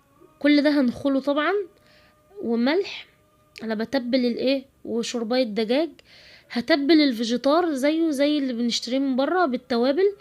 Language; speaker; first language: Arabic; native; Arabic